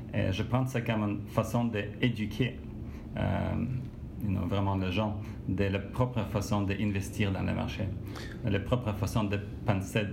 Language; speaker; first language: French; non-native, learner; Russian